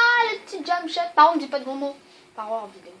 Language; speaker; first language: French; native; French